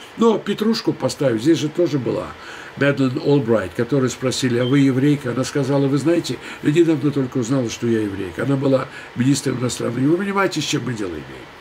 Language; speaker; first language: Russian; non-native, local second language; Armenian